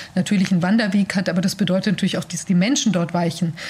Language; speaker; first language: German; native; German